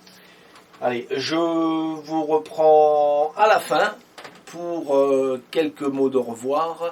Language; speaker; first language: French; native; French